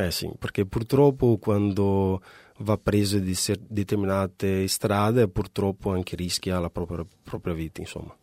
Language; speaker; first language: Italian; non-native, fluent; Portuguese